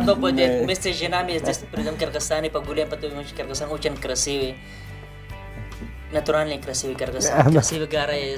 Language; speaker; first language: Russian; non-native, learner; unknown